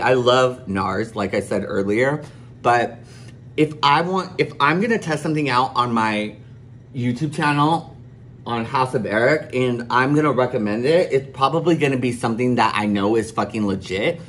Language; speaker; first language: English; early bilingual, other home language; Spanish